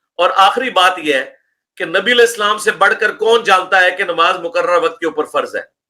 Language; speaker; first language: Urdu; non-native, local second language; Punjabi